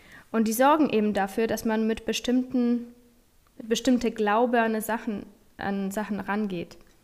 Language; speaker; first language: German; non-native, fluent; Polish